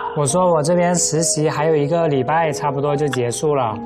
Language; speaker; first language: Chinese; native; Chinese